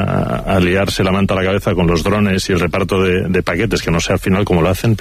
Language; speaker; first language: Spanish; native; Spanish